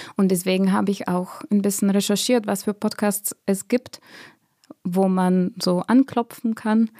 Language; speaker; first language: German; non-native, fluent; Bulgarian